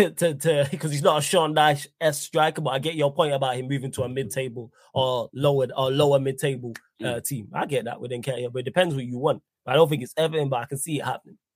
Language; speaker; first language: English; native; English